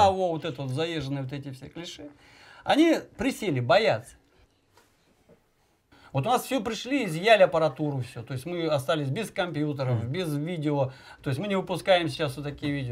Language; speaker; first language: Russian; native; Russian